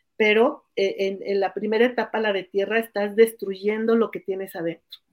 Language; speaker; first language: Spanish; native; Spanish